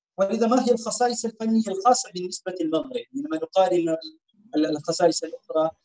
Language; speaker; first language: Arabic; non-native, fluent; Indonesian